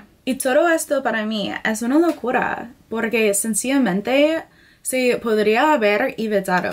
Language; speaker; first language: Spanish; non-native, fluent; English